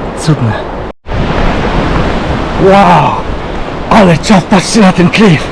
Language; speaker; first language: Polish; native; Polish